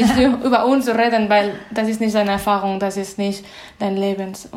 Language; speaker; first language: German; non-native, fluent; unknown